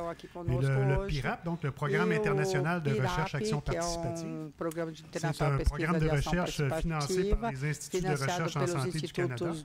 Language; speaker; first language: French; native; French